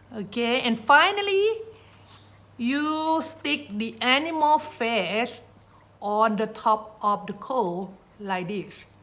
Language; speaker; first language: English; non-native, learner; Thai